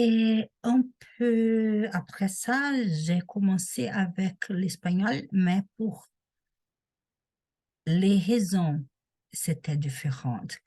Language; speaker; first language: French; non-native, learner; Portuguese